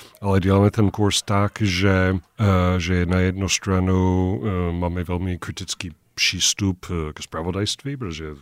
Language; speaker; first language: Czech; non-native, fluent; English